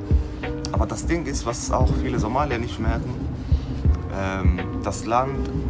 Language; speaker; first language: German; non-native, learner; Somali